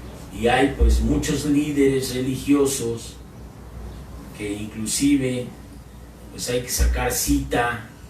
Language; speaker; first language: Spanish; native; Spanish